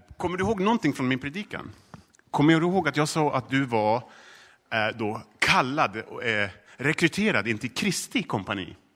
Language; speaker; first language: Swedish; native; Swedish